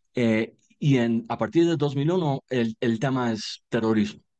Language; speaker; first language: Spanish; non-native, fluent; English